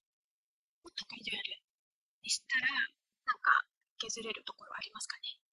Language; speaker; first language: Japanese; non-native, fluent; Indonesian